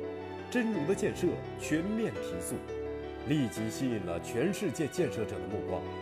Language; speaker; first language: Chinese; native; Chinese